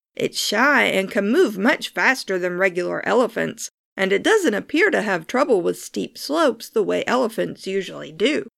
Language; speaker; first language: English; native; English